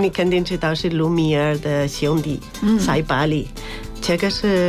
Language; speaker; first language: Chinese; non-native, fluent; Spanish